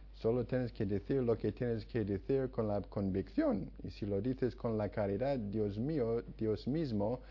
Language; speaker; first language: Spanish; non-native, fluent; English